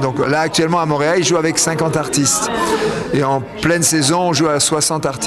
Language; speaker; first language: French; native; French